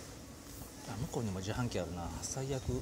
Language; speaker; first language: Japanese; native; Japanese